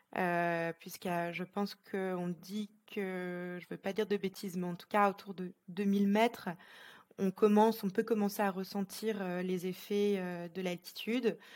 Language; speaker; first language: French; native; French